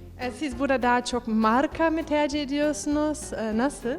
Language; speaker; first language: Turkish; early bilingual, heritage; Turkish